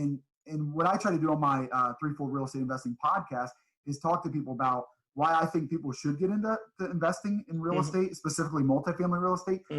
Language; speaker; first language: English; native; English